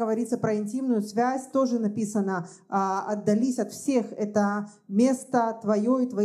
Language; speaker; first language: Russian; native; Russian